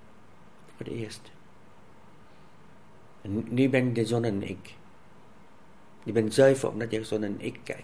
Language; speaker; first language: Dutch; non-native, fluent; Vietnamese